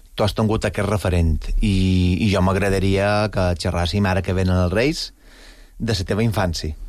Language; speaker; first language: Catalan; native; Catalan